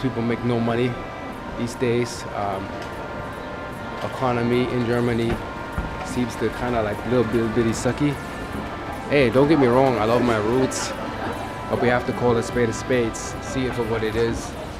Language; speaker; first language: English; non-native, fluent; German